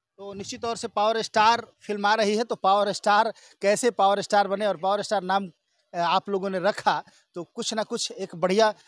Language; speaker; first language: Hindi; native; Hindi